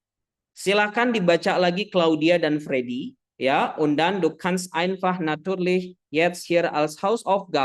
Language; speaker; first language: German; non-native, fluent; Indonesian